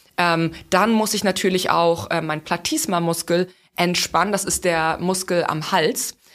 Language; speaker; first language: German; non-native, fluent; Russian